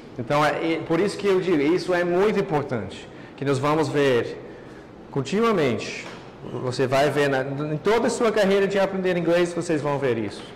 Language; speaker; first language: Portuguese; non-native, fluent; English